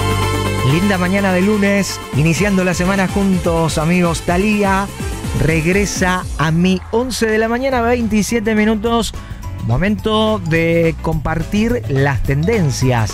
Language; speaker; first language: Spanish; native; Spanish